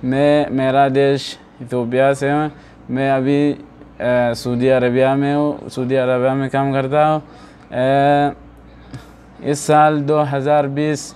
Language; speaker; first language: Hindi; non-native, fluent; Oromo